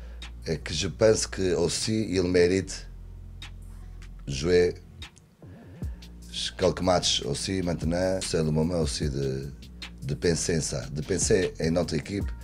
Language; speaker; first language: French; non-native, learner; Portuguese